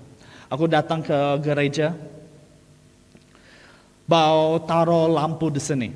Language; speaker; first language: Indonesian; non-native, fluent; English